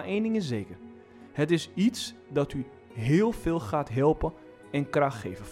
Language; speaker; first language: Dutch; non-native, fluent; Portuguese